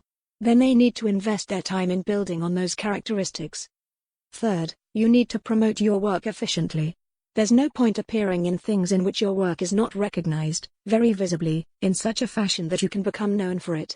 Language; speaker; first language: English; native; English